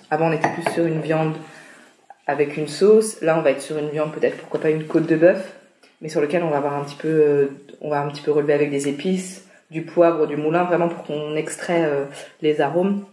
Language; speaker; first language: French; native; French